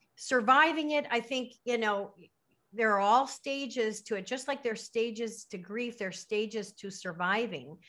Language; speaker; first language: English; native; English